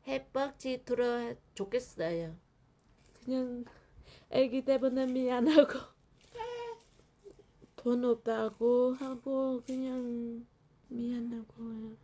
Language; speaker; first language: Korean; non-native, learner; Vietnamese